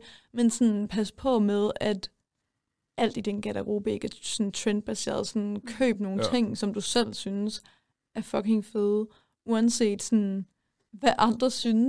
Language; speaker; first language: Danish; native; Danish